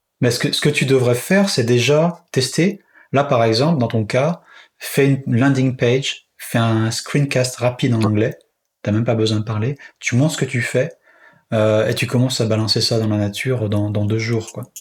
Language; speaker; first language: French; native; French